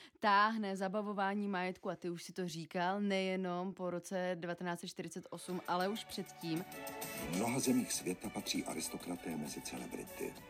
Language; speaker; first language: Czech; native; Czech